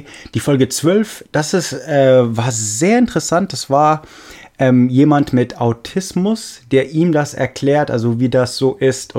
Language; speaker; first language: German; non-native, fluent; English